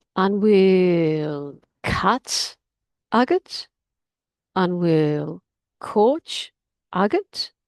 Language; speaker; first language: Irish; non-native, learner; English